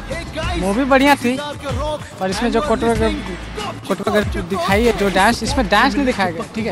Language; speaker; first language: Hindi; native; Hindi